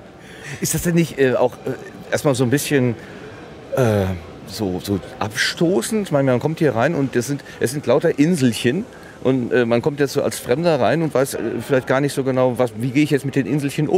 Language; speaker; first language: German; native; German